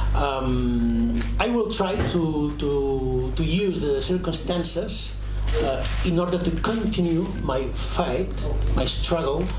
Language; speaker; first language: English; non-native, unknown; Catalan